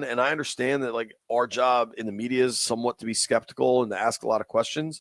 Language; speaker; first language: English; native; English